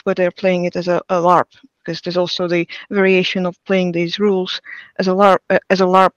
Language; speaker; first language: English; non-native, fluent; Russian